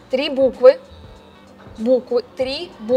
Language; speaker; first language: Russian; native; Russian